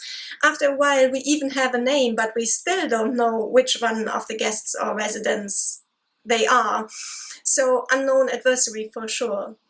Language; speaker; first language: English; non-native, fluent; German